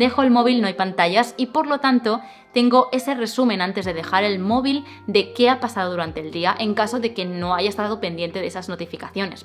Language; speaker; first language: Spanish; native; Spanish